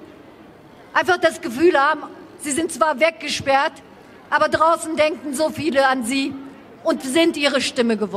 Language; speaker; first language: German; non-native, fluent; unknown